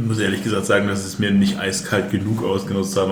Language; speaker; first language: German; native; German